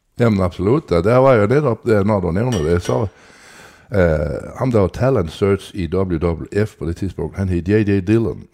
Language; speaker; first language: Danish; native; Danish